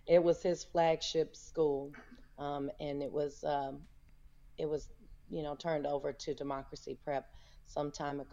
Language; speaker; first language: English; native; English